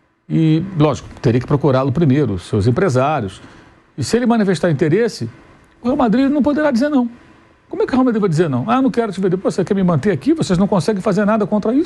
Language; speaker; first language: Portuguese; native; Portuguese